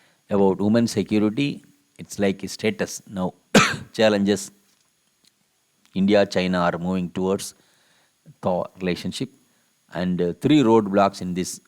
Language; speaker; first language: English; non-native, local second language; Tamil